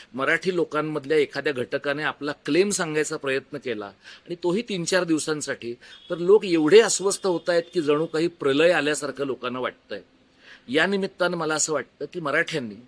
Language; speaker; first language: Marathi; native; Marathi